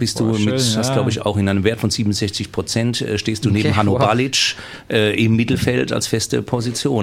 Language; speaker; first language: German; native; German